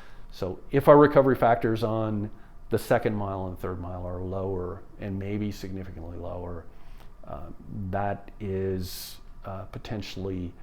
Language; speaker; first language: English; native; English